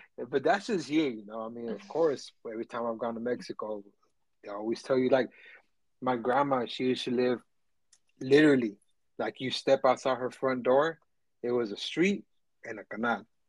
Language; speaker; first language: English; early bilingual, other home language; Spanish